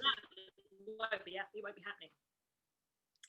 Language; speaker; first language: English; native; English